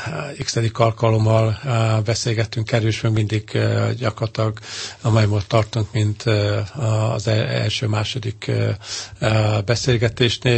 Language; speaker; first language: Hungarian; native; Hungarian